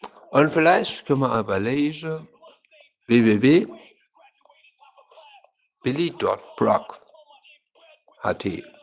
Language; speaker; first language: German; native; German